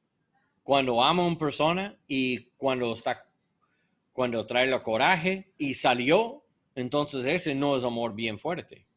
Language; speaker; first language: Spanish; non-native, learner; English